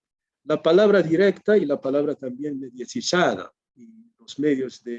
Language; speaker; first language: Spanish; non-native, fluent; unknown